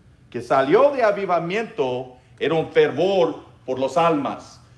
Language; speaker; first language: Spanish; non-native, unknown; English